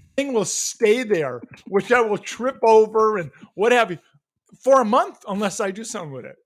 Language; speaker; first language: English; native; English